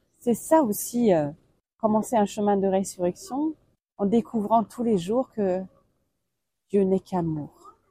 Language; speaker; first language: French; non-native, fluent; German